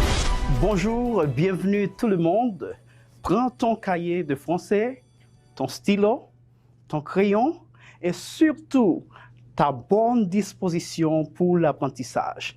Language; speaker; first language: French; non-native, fluent; Spanish